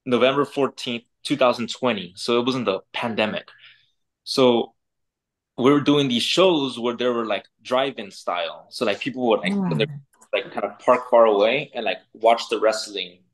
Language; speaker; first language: English; native; English